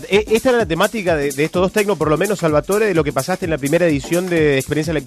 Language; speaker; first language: Spanish; native; Spanish